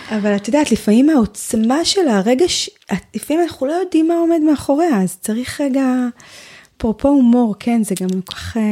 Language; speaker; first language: Hebrew; native; Hebrew